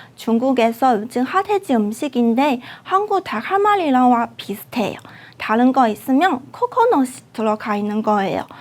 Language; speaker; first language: Korean; non-native, fluent; Chinese